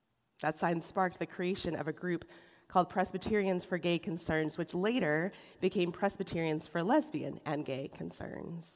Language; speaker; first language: English; native; English